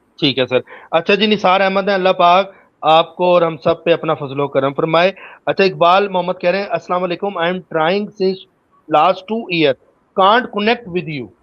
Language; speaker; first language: Urdu; native; Urdu